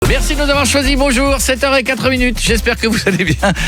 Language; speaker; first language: French; native; French